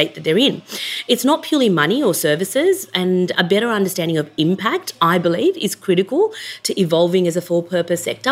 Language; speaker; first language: English; native; English